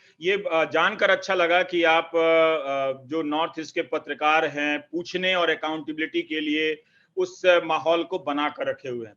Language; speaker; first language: Hindi; native; Hindi